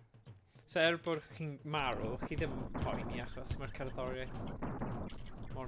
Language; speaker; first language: Welsh; native; Welsh